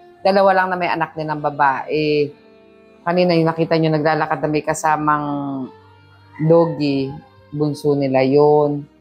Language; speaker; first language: Filipino; non-native, local second language; Pampanga